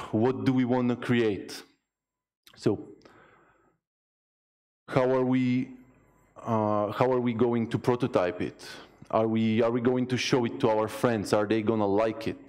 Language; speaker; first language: English; non-native, fluent; Bulgarian